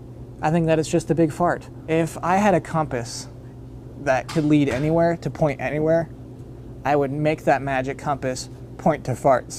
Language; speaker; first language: English; native; English